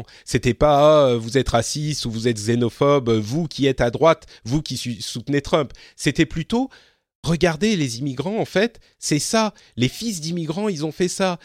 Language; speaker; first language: French; native; French